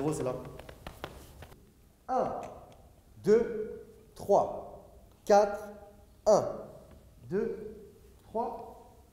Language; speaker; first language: French; native; French